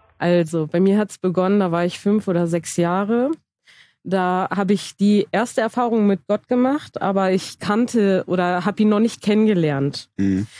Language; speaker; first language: German; early bilingual, other home language; Turkish